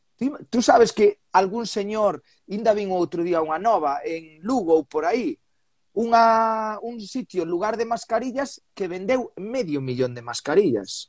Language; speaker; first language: Galician; native; Galician